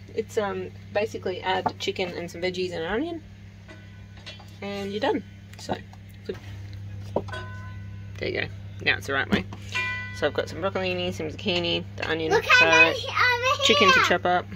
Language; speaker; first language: English; native; English